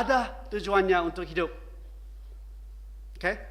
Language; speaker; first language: Indonesian; non-native, learner; Korean